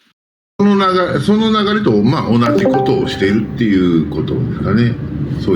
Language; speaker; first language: Japanese; native; Japanese